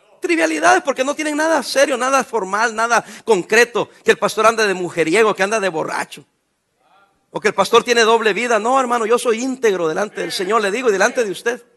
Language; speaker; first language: Spanish; native; Spanish